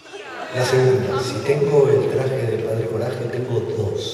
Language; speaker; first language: Spanish; native; Spanish